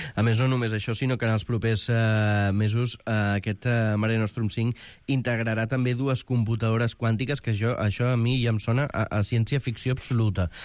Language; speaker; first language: Catalan; native; Catalan